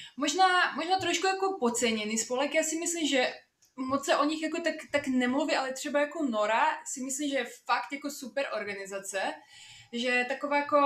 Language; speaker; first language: Czech; non-native, fluent; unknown